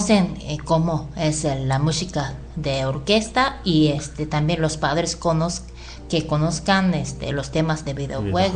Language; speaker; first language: Spanish; non-native, fluent; Japanese